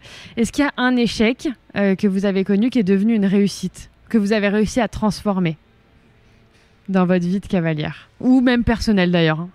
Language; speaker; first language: French; native; French